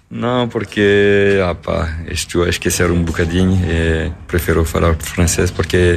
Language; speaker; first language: Portuguese; non-native, learner; French